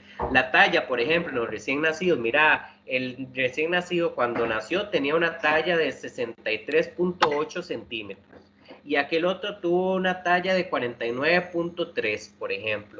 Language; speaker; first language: Spanish; native; Spanish